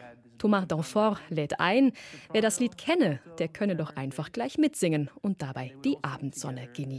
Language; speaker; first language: German; native; German